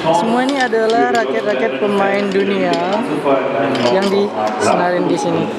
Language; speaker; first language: Indonesian; native; Indonesian